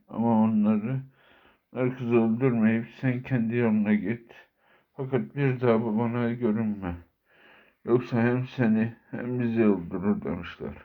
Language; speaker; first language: Turkish; native; Turkish